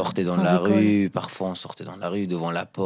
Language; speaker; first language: French; non-native, fluent; Persian